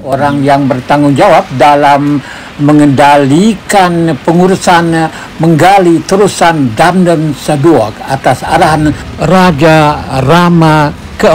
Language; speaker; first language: Malay; native; Malay